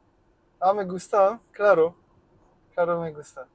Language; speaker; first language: Spanish; non-native, learner; French